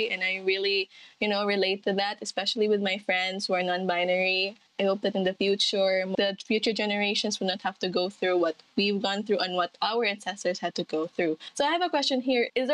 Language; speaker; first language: English; non-native, local second language; Cebuano